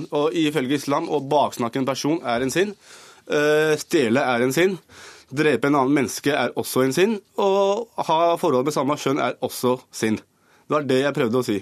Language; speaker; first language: Norwegian; early bilingual, other home language; Urdu